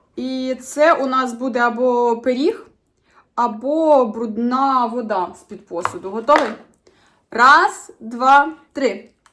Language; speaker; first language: Ukrainian; native; Ukrainian